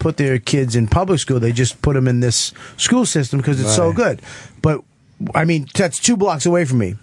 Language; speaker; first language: English; native; English